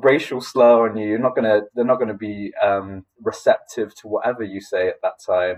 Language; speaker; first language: English; native; English